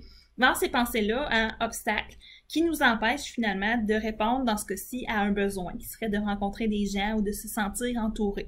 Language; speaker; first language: French; native; French